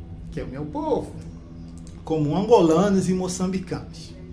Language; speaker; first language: Portuguese; non-native, local second language; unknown